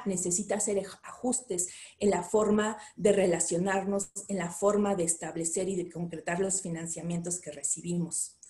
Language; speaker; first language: Spanish; native; Spanish